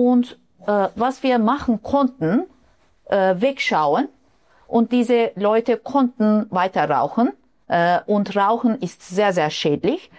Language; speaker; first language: German; non-native, fluent; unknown